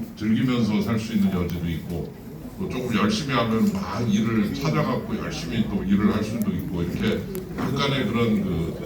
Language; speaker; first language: Korean; native; Korean